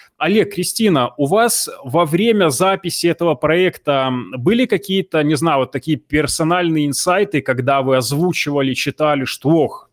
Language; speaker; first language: Russian; non-native, local second language; Belarusian